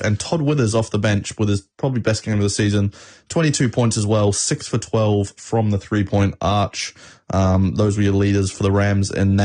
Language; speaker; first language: English; native; English